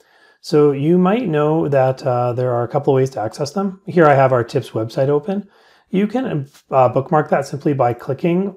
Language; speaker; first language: English; native; English